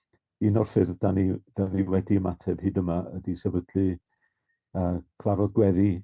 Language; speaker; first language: Welsh; native; Welsh